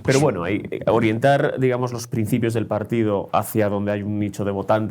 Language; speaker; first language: Spanish; native; Spanish